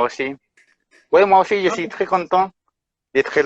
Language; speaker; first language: French; non-native, fluent; Spanish